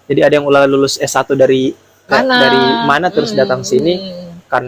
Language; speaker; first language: Indonesian; native; Indonesian